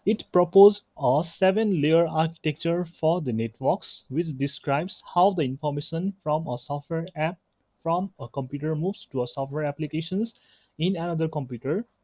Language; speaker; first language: English; non-native, local second language; Nepali